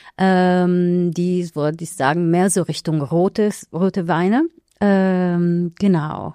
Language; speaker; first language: German; non-native, fluent; Italian